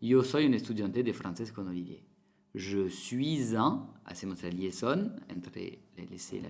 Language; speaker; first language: Spanish; non-native, fluent; French